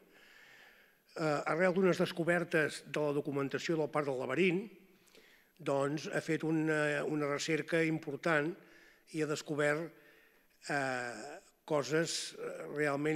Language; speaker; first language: Catalan; native; Catalan